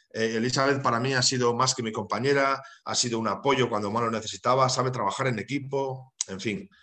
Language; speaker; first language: Spanish; native; Spanish